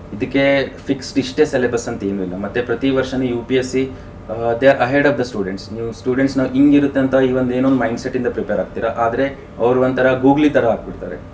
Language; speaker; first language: Kannada; native; Kannada